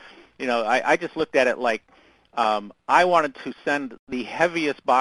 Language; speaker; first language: English; native; English